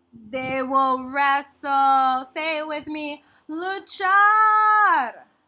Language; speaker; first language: English; native; English